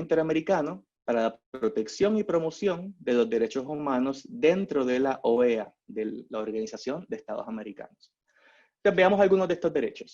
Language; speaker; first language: Spanish; native; Spanish